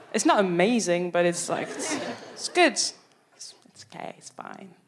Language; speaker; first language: English; non-native, fluent; French